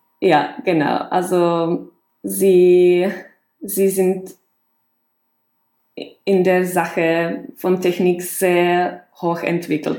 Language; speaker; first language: German; non-native, fluent; Czech